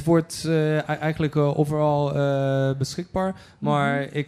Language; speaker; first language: Dutch; non-native, fluent; Polish